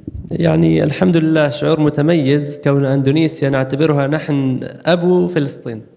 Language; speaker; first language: Arabic; native; Arabic